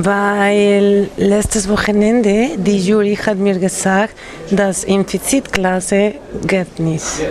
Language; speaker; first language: German; non-native, learner; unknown